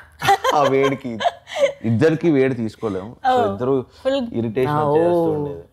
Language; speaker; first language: Telugu; native; Telugu